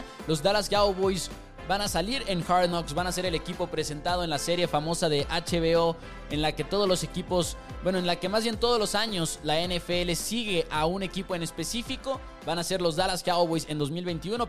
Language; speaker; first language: Spanish; native; Spanish